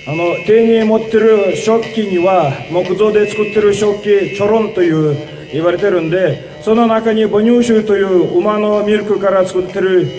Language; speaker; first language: Japanese; non-native, fluent; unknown